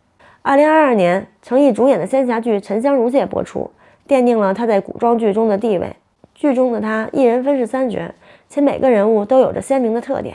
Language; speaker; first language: Chinese; native; Chinese